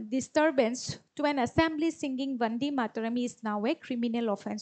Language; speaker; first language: English; non-native, local second language; Assamese